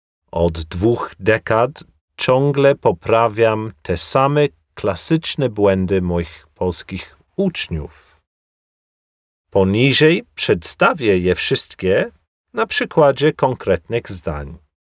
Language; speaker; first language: Polish; non-native, fluent; English